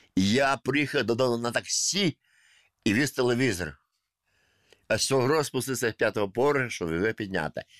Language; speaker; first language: Ukrainian; non-native, local second language; Russian